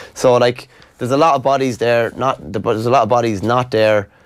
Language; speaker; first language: English; native; English